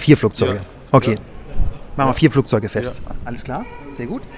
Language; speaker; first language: German; native; German